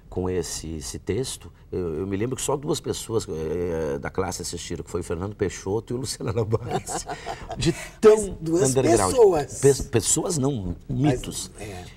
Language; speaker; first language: Portuguese; native; Portuguese